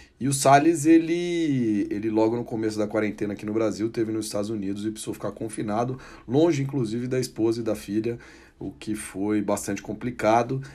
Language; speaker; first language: Portuguese; native; Portuguese